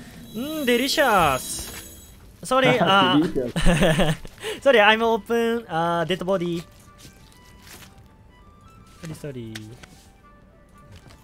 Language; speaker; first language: English; non-native, learner; Japanese